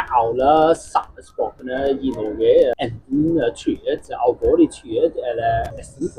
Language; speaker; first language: Norwegian; non-native, learner; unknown